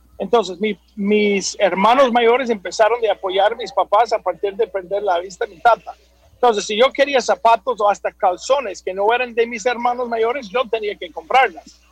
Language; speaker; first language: Spanish; non-native, fluent; English